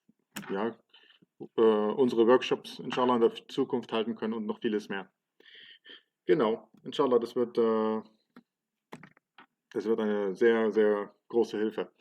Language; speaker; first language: German; early bilingual, other home language; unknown